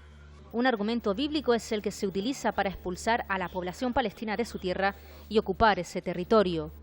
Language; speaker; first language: Spanish; native; Spanish